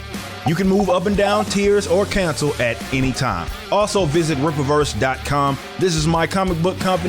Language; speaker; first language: English; native; English